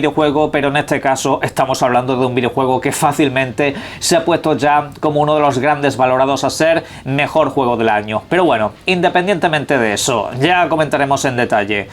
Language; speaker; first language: Spanish; native; Spanish